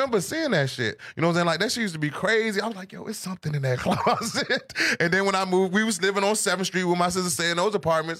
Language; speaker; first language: English; native; English